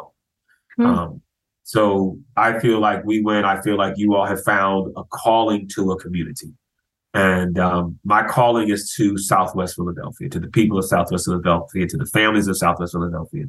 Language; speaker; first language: English; native; English